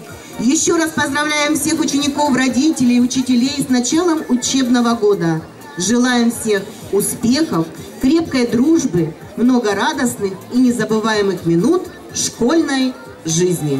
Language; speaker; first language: Russian; native; Russian